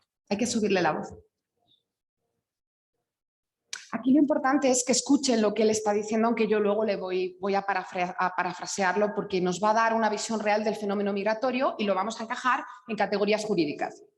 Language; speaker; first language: Spanish; native; Spanish